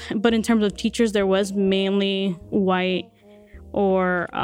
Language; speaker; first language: English; early bilingual, other home language; Spanish